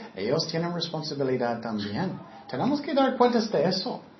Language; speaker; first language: Spanish; non-native, fluent; English